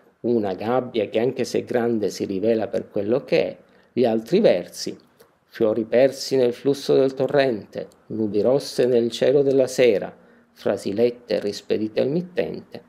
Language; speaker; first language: Italian; native; Italian